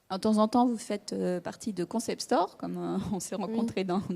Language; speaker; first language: French; native; French